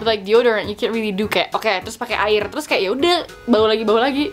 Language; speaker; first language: English; early bilingual, heritage; English